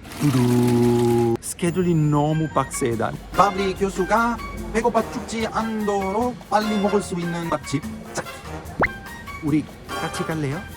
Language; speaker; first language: Korean; non-native, learner; Italian